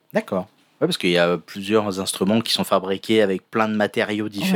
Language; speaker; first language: French; native; French